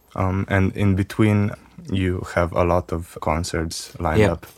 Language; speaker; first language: English; non-native, fluent; Macedonian